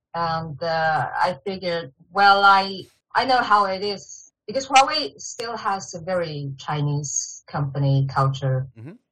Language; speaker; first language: English; non-native, fluent; Chinese